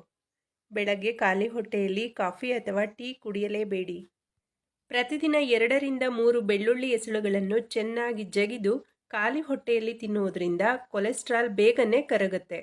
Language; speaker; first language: Kannada; native; Kannada